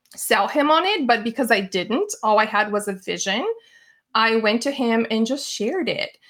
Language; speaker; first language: English; non-native, fluent; Bulgarian